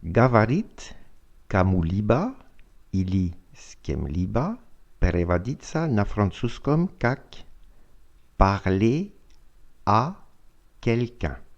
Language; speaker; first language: Russian; non-native, fluent; French